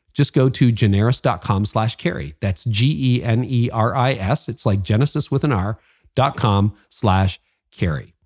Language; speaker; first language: English; native; English